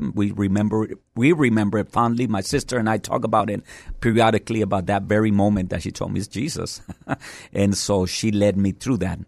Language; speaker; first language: English; early bilingual, other home language; Spanish